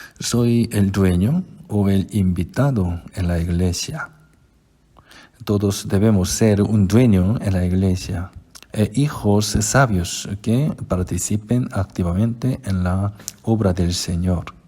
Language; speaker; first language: Spanish; non-native, fluent; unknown